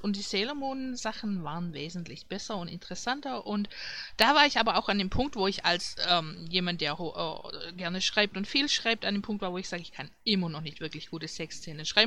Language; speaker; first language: German; native; German